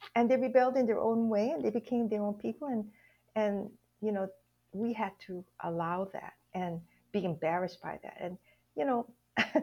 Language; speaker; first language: English; native; English